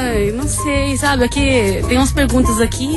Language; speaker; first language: Portuguese; native; Portuguese